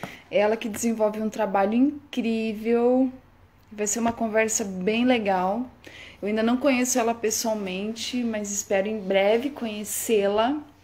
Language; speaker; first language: Portuguese; native; Portuguese